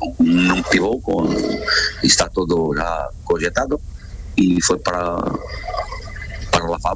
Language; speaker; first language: Spanish; non-native, learner; Portuguese